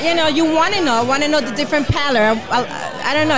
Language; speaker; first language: English; non-native, fluent; Spanish